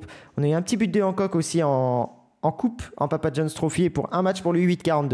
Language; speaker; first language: French; native; French